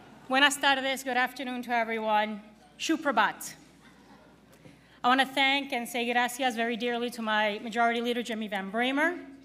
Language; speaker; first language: English; non-native, local second language; Spanish